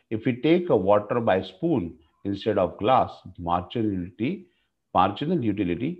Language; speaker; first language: English; non-native, local second language; Gujarati